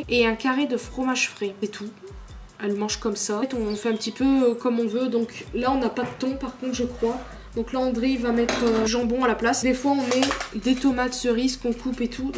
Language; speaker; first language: French; native; French